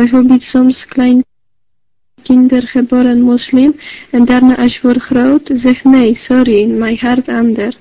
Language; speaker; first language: Dutch; non-native, learner; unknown